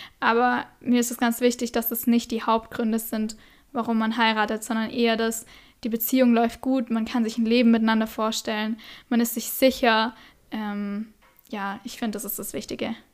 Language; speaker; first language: German; native; German